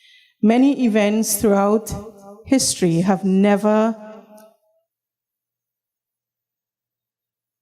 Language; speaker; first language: English; native; English